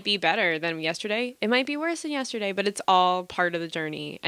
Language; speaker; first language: English; native; English